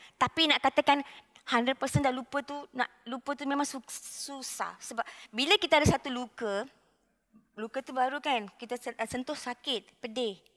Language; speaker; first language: Malay; non-native, local second language; Tamil